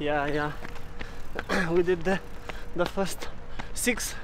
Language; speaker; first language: English; non-native, learner; Italian